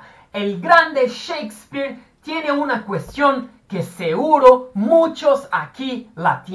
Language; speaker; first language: Spanish; non-native, fluent; Portuguese